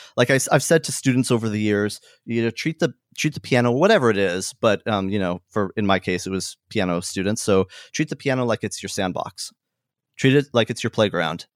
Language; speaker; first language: English; native; English